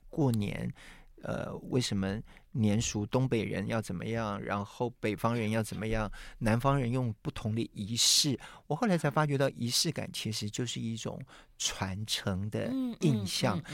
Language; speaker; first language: Chinese; native; Chinese